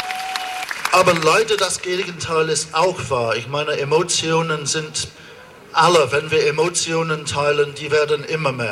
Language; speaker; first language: German; non-native, fluent; English